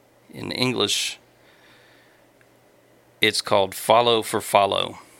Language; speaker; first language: English; native; English